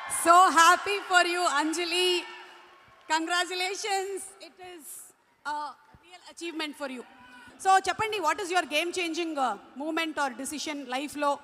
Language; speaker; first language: Telugu; native; Telugu